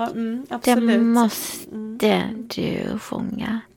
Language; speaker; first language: Swedish; non-native, fluent; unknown